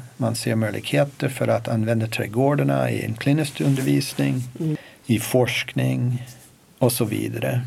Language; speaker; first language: Swedish; non-native, fluent; English